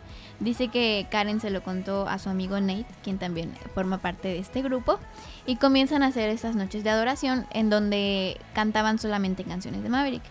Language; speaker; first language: Spanish; native; Spanish